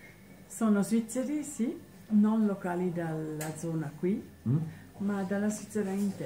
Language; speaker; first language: Italian; non-native, local second language; German